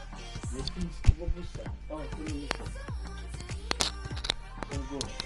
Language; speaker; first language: Swedish; non-native, learner; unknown